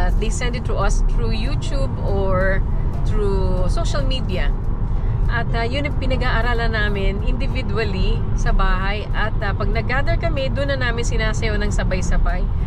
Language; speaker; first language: Filipino; native; Filipino